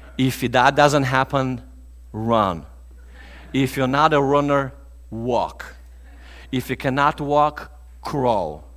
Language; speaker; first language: English; non-native, fluent; Bulgarian